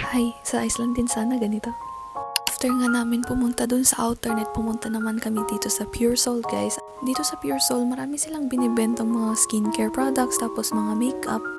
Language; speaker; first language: Filipino; non-native, local second language; Iloko